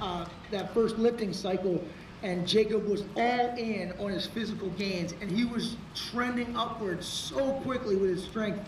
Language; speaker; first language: English; native; English